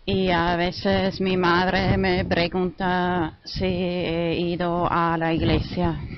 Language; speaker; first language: Spanish; non-native, fluent; German